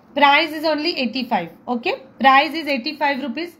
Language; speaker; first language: Hindi; non-native, local second language; Marathi